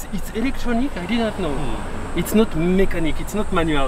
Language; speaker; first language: English; non-native, learner; French